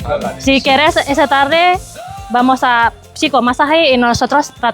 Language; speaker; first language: Spanish; non-native, learner; Indonesian